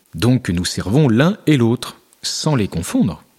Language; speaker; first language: French; native; French